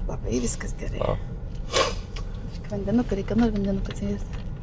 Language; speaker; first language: Swedish; non-native, learner; Lithuanian